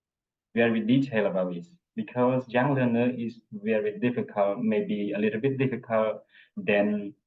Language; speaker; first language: English; non-native, learner; Khmer